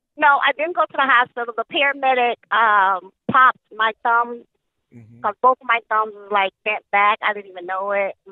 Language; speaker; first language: English; native; English